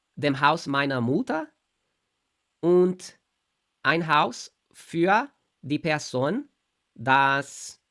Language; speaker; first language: German; non-native, learner; English